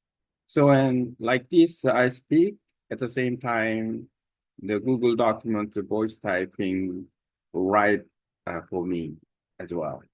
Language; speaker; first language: English; non-native, learner; Korean